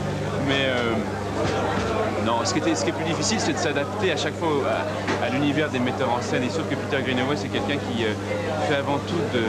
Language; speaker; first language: French; native; French